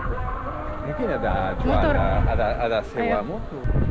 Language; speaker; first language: Indonesian; non-native, fluent; French